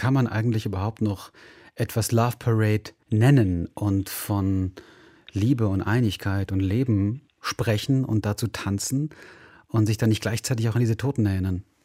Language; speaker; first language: German; native; German